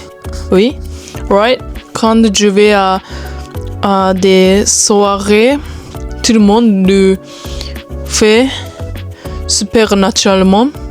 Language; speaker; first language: French; non-native, learner; Japanese